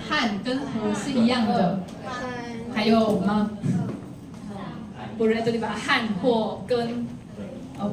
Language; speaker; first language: Chinese; non-native, fluent; Filipino